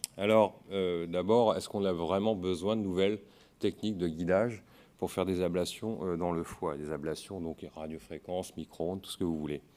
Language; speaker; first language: French; native; French